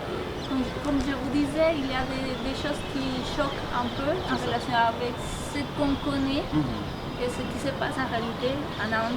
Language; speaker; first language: French; non-native, fluent; Spanish